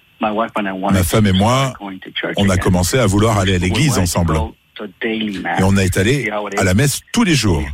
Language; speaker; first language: French; non-native, fluent; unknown